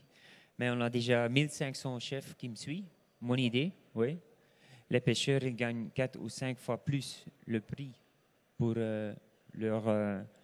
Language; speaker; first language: French; non-native, local second language; Dutch